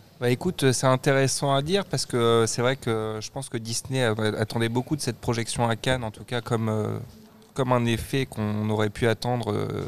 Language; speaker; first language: French; native; French